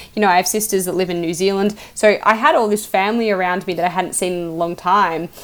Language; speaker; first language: English; native; English